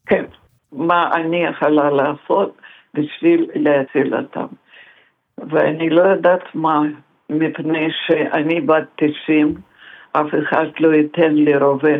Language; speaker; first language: Hebrew; non-native, fluent; Russian